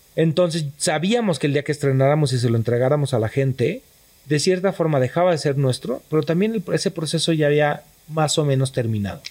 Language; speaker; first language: Spanish; native; Spanish